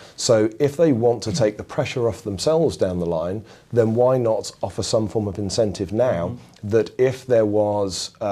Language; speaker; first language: English; native; English